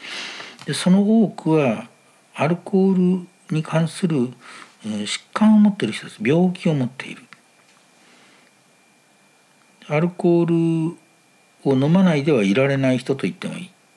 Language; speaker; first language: Japanese; native; Japanese